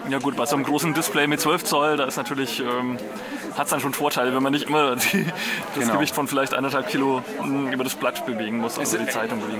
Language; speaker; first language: German; native; German